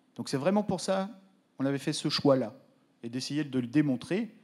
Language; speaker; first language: French; native; French